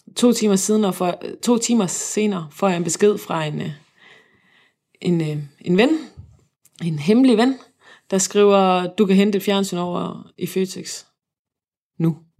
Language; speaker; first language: Danish; native; Danish